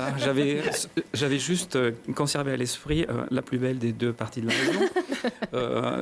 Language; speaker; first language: French; native; French